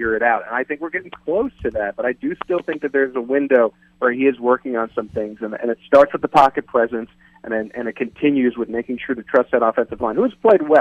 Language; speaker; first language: English; native; English